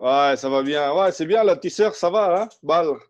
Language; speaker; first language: French; non-native, fluent; Indonesian